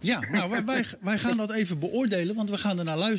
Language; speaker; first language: Dutch; native; Dutch